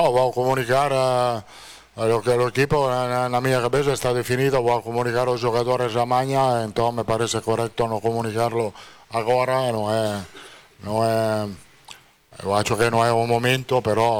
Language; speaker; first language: Portuguese; non-native, fluent; Italian